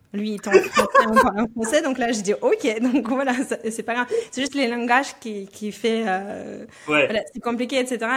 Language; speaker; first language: French; non-native, fluent; Russian